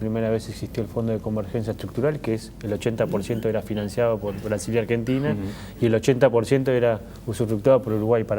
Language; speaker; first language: Spanish; native; Spanish